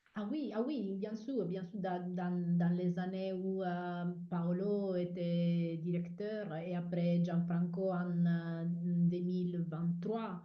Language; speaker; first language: French; non-native, fluent; Italian